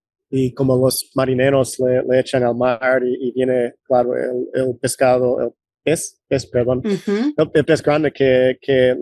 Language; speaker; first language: Spanish; non-native, fluent; English